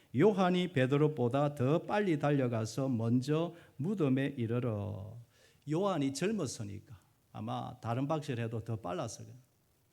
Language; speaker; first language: Korean; native; Korean